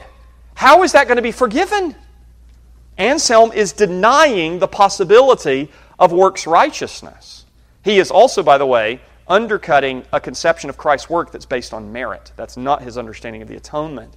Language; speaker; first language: English; native; English